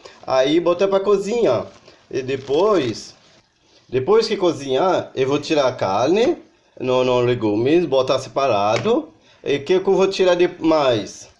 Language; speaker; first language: Portuguese; non-native, learner; Haitian Creole